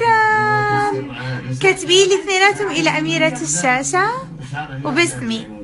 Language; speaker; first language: Arabic; native; Arabic